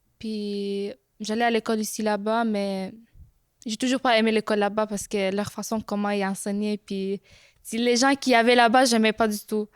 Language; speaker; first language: French; early bilingual, other home language; Arabic